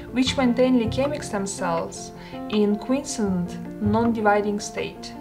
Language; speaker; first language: English; non-native, fluent; Russian